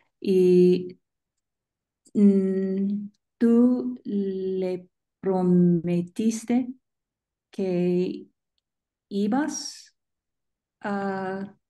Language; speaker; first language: Spanish; non-native, learner; English